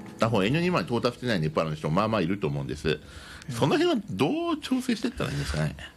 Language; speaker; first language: Japanese; native; Japanese